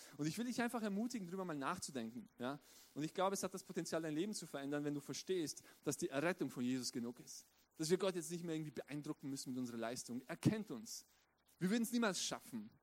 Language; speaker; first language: German; early bilingual, other home language; Romanian